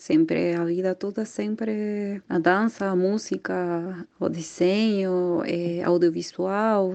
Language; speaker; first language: Portuguese; non-native, fluent; Spanish